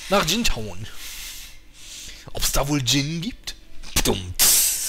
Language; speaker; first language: German; native; German